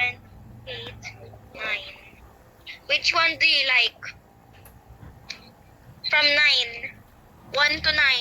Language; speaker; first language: English; non-native, local second language; Filipino